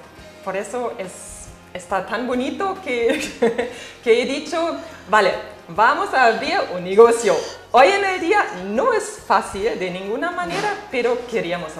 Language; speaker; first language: Spanish; non-native, fluent; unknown